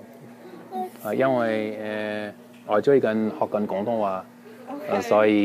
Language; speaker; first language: Chinese; non-native, fluent; English